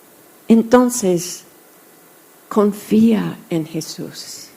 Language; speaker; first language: Spanish; non-native, fluent; English